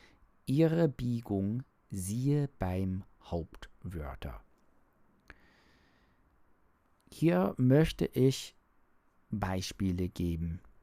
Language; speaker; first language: German; non-native, learner; English